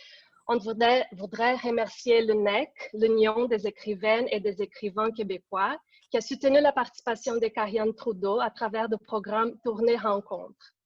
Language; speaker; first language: French; non-native, fluent; Portuguese